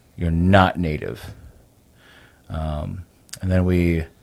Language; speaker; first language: English; native; English